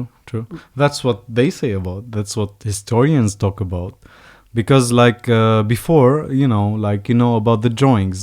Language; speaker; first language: English; non-native, fluent; Arabic